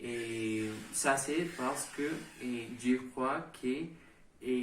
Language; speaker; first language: French; non-native, learner; Spanish